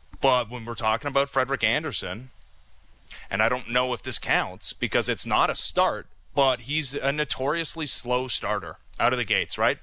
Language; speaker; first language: English; native; English